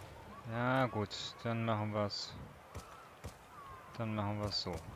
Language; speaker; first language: German; native; German